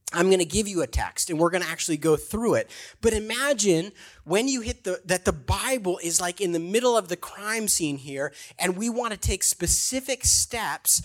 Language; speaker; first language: English; native; English